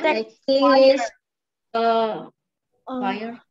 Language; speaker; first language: English; non-native, learner; Indonesian